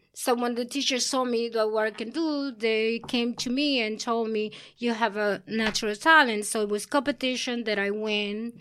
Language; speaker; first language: English; early bilingual, other home language; Spanish